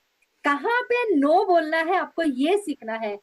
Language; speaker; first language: Hindi; native; Hindi